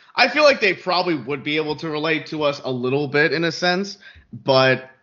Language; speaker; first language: English; native; English